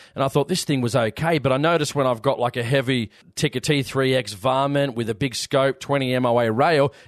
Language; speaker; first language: English; native; English